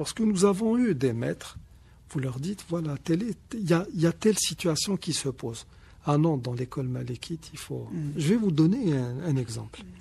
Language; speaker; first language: French; non-native, local second language; Arabic